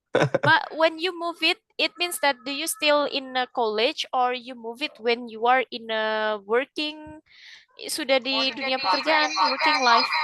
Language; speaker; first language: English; non-native, fluent; Indonesian